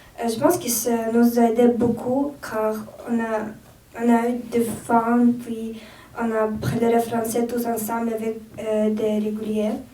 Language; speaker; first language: French; non-native, learner; Romanian